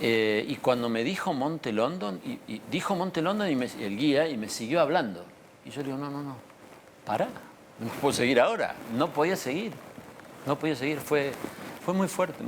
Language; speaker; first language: Spanish; native; Spanish